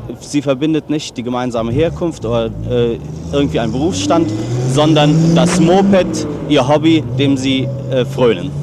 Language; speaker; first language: German; native; German